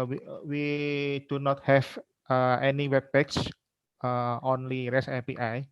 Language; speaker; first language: English; non-native, learner; Indonesian